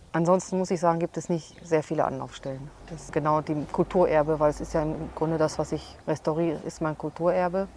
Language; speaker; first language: German; early bilingual, other home language; Hungarian